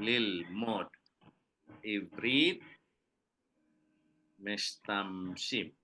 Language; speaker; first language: Hebrew; non-native, fluent; Indonesian